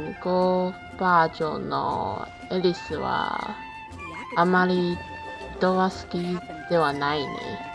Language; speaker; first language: Japanese; non-native, learner; Chinese